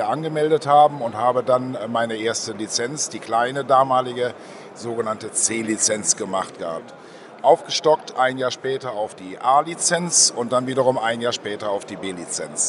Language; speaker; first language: German; native; German